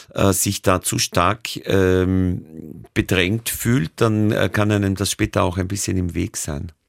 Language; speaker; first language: German; native; German